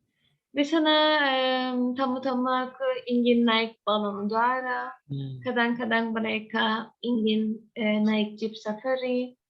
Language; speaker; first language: Indonesian; non-native, learner; Turkish